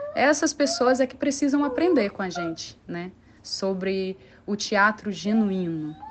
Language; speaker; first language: Portuguese; non-native, local second language; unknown